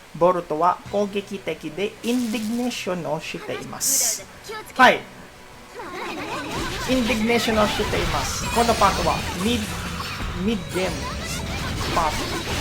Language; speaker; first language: Japanese; non-native, learner; Filipino